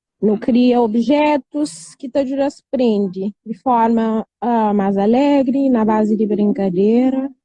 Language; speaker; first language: Portuguese; non-native, local second language; Kabuverdianu